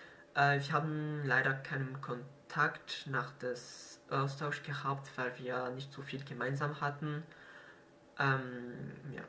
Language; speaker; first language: German; non-native, fluent; French